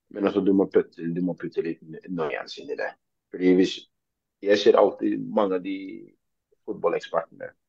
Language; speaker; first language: Norwegian; early bilingual, other home language; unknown